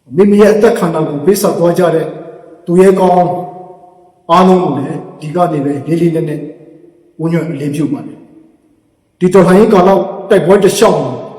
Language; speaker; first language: Burmese; non-native, local second language; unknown